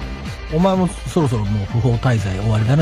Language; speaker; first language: Japanese; native; Japanese